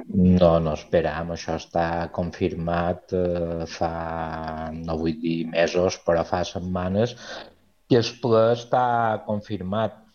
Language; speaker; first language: Catalan; native; Catalan